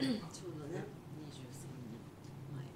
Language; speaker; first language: Japanese; native; Japanese